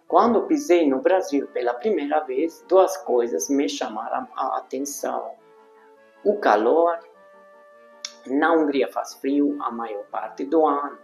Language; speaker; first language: Portuguese; non-native, fluent; Hungarian